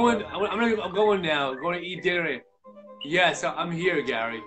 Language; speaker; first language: English; native; English